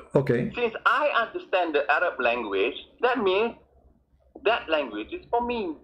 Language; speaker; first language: English; non-native, local second language; Malay